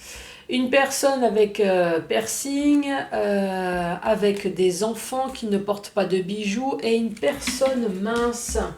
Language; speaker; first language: French; native; French